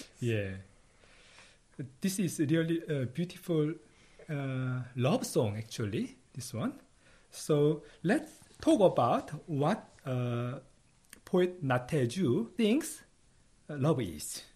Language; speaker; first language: English; non-native, fluent; Korean